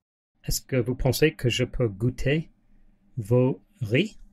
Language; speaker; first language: French; non-native, learner; English